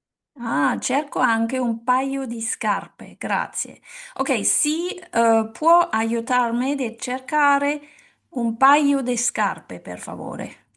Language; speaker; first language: Italian; non-native, learner; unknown